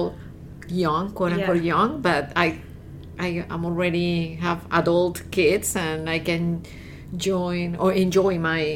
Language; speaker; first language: English; non-native, fluent; Spanish